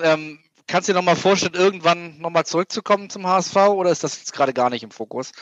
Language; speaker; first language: German; native; German